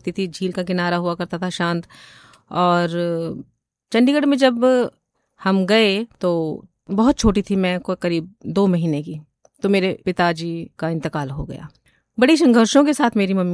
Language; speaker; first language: Hindi; native; Hindi